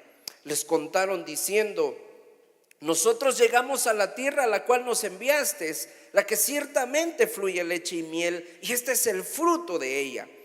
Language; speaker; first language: Spanish; native; Spanish